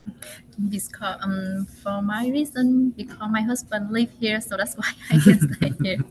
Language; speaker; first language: English; non-native, learner; Vietnamese